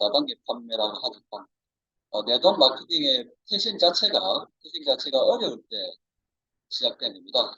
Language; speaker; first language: Korean; native; Korean